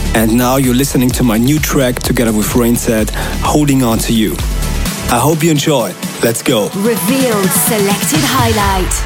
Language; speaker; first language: English; non-native, fluent; German